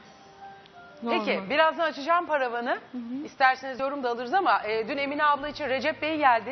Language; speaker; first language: Turkish; native; Turkish